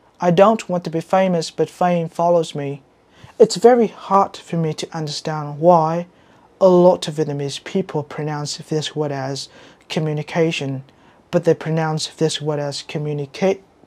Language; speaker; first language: English; non-native, fluent; Vietnamese